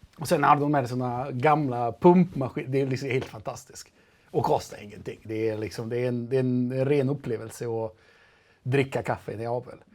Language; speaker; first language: Swedish; non-native, fluent; Italian